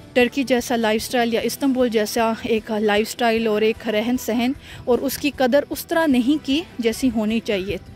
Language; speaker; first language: Urdu; native; Urdu